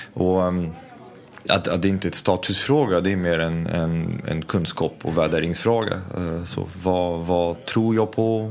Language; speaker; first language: Swedish; non-native, fluent; French